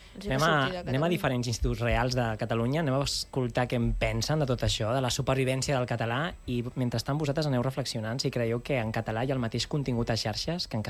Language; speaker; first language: Catalan; native; Catalan